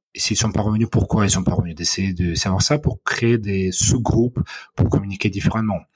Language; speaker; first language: French; non-native, fluent; Ukrainian